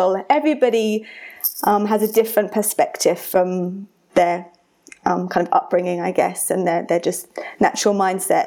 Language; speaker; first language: English; native; English